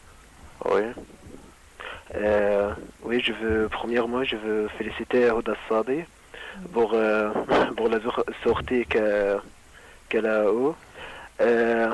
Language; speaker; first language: French; non-native, learner; Arabic